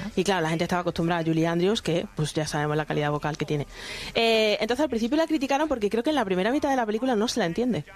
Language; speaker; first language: Spanish; native; Spanish